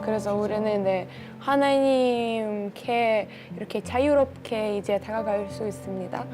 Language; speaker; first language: Korean; non-native, learner; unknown